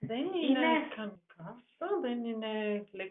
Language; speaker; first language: Greek; non-native, learner; German